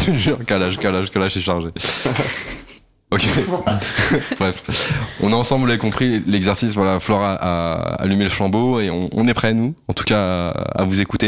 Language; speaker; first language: French; native; French